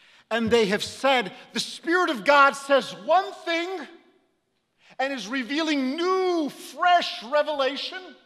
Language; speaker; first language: English; early bilingual, other home language; Romanian